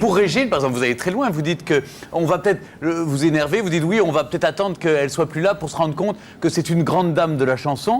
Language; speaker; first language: French; native; French